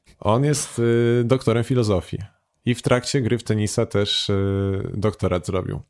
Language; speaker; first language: Polish; native; Polish